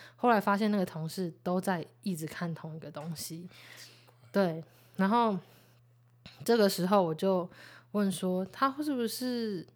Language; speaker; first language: Chinese; native; Chinese